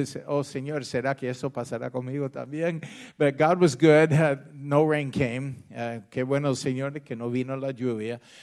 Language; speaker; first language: Spanish; non-native, fluent; English